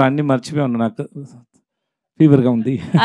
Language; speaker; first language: Telugu; non-native, local second language; Tamil